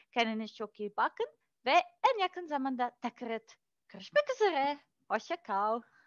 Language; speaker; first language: Turkish; non-native, learner; Russian